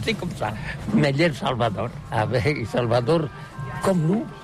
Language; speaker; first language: French; non-native, learner; Catalan